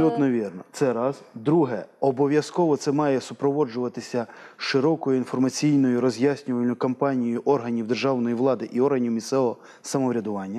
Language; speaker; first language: Ukrainian; native; Ukrainian